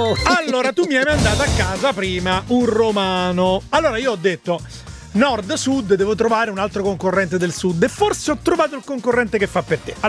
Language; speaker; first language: Italian; native; Italian